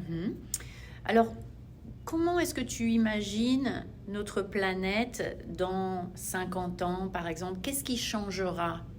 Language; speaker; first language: French; non-native, fluent; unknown